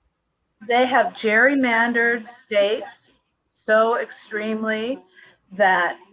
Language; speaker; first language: English; native; English